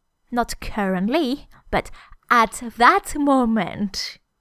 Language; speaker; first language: English; non-native, fluent; French